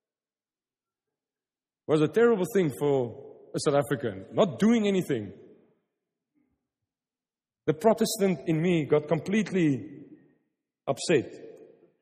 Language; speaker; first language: English; non-native, local second language; Afrikaans